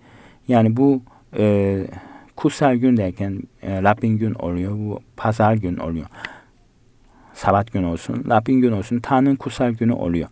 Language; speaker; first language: Turkish; non-native, fluent; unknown